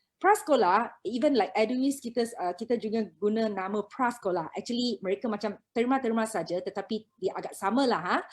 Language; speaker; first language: Malay; non-native, local second language; Chinese